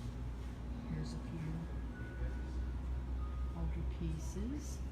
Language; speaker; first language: English; native; English